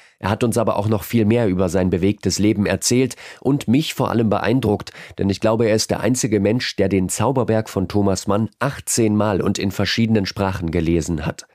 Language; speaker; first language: German; native; German